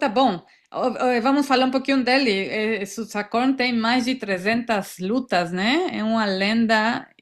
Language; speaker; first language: Portuguese; non-native, fluent; Spanish